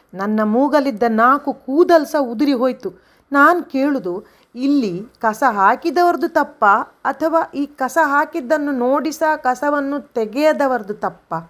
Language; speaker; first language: Kannada; non-native, local second language; Konkani